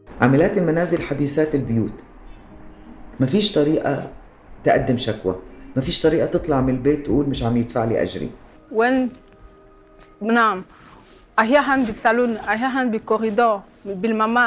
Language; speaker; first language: Arabic; non-native, learner; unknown